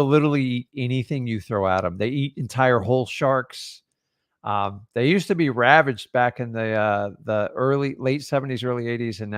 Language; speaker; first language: English; native; English